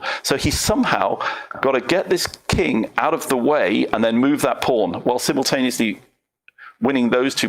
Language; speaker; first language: English; native; English